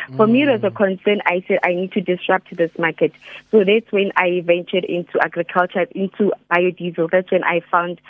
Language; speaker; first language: English; non-native, local second language; Northern Sotho